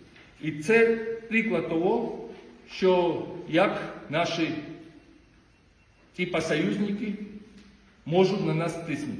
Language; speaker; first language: Ukrainian; non-native, fluent; Georgian